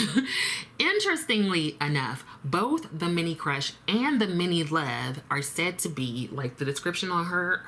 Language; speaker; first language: English; native; English